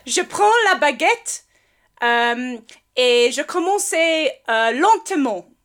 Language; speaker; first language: French; non-native, learner; English